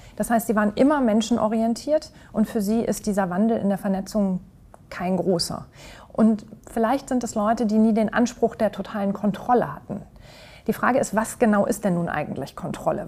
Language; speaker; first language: German; native; German